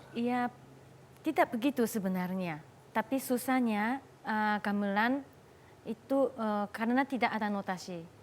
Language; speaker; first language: Indonesian; non-native, fluent; Japanese